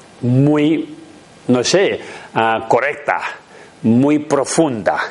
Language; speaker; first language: Spanish; non-native, learner; Tibetan